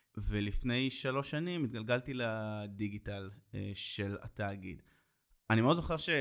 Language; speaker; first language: Hebrew; native; Hebrew